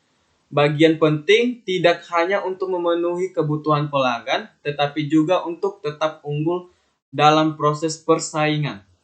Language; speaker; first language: Indonesian; native; Indonesian